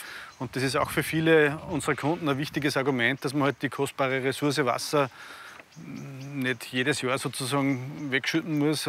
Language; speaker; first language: German; native; German